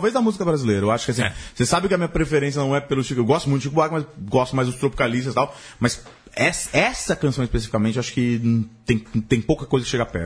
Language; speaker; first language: Portuguese; native; Portuguese